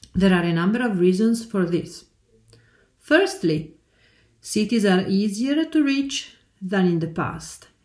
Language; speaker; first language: English; non-native, fluent; Italian